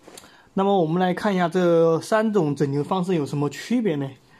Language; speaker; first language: Chinese; native; Chinese